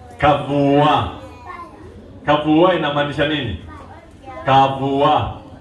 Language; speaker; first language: Swahili; non-native, local second language; Luo (Kenya and Tanzania)